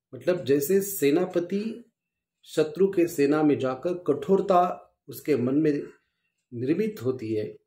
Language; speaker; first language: Hindi; non-native, local second language; Marathi